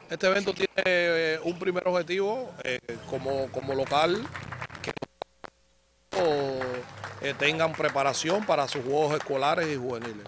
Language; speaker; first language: Spanish; native; Spanish